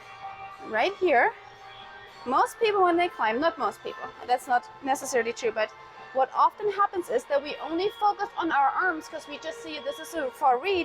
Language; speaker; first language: English; native; English